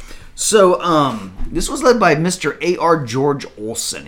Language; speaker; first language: English; native; English